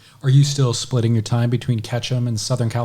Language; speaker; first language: English; native; English